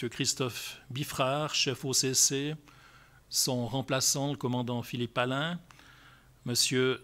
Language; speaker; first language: French; native; French